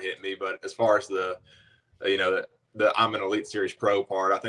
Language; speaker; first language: English; native; English